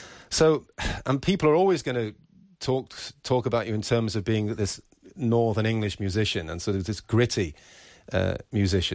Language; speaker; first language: English; native; English